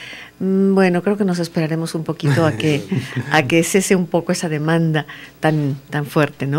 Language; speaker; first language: Spanish; native; Spanish